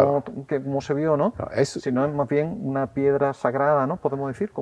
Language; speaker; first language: Spanish; native; Spanish